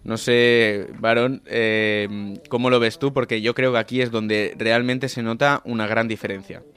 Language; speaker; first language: Spanish; non-native, local second language; Catalan